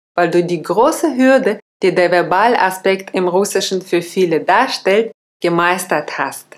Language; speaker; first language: German; non-native, fluent; Russian